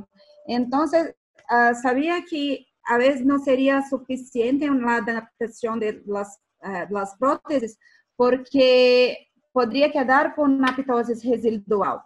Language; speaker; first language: Spanish; non-native, fluent; Portuguese